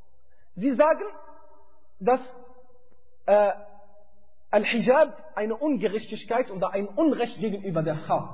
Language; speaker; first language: German; non-native, fluent; Arabic